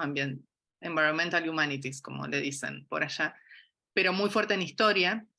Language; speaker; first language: Spanish; native; Spanish